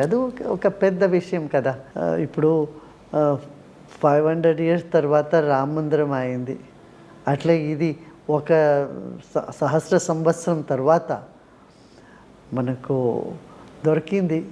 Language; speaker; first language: Telugu; non-native, local second language; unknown